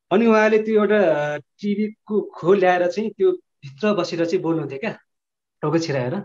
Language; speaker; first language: Nepali; native; Nepali